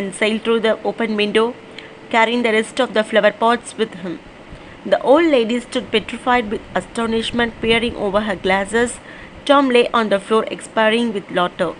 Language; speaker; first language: English; non-native, local second language; Tamil